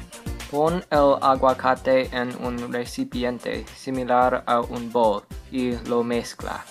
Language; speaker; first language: Spanish; non-native, learner; English